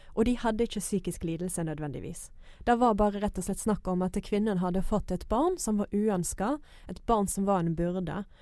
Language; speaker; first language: Norwegian; non-native, fluent; English